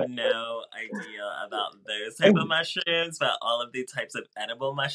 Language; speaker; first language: English; native; English